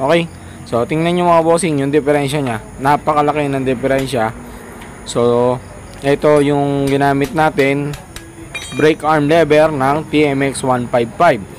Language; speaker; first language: Filipino; native; Filipino